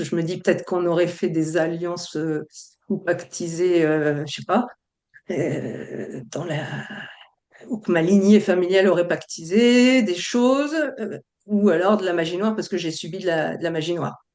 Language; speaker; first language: French; native; French